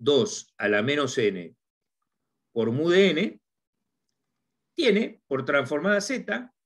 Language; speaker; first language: Spanish; native; Spanish